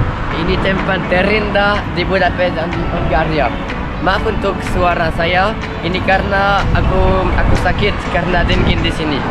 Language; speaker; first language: Indonesian; non-native, learner; French